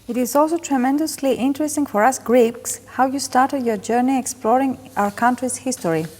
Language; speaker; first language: English; non-native, fluent; Greek